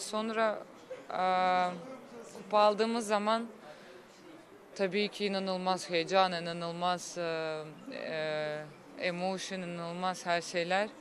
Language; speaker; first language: Turkish; non-native, fluent; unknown